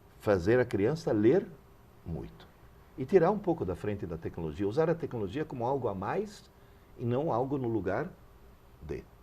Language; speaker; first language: Portuguese; early bilingual, other home language; Italian